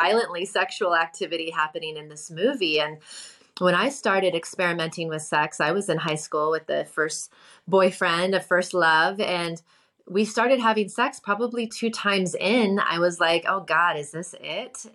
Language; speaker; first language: English; native; English